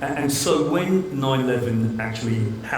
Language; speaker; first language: English; native; English